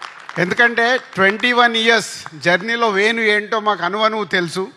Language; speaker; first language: Telugu; native; Telugu